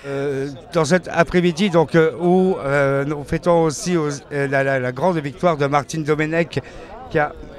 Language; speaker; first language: French; native; French